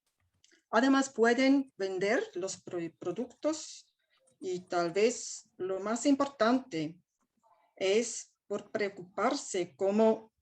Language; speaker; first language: Spanish; non-native, fluent; German